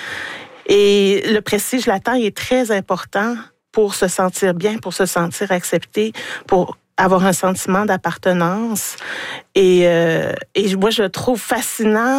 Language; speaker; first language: French; native; French